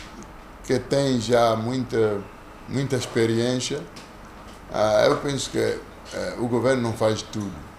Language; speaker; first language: Portuguese; non-native, local second language; Kongo